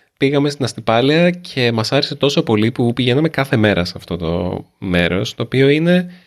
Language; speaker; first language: Greek; native; Greek